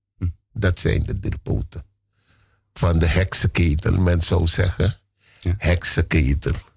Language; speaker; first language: Dutch; native; Dutch